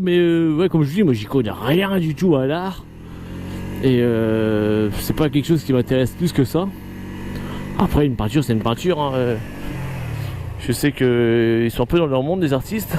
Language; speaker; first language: French; native; French